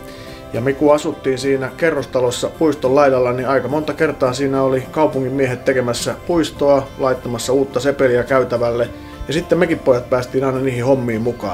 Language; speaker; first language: Finnish; native; Finnish